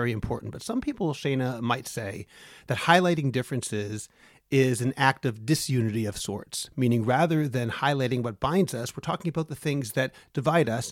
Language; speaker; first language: English; native; English